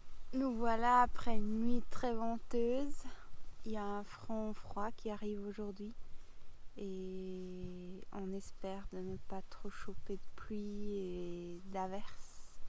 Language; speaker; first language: French; non-native, local second language; Swiss German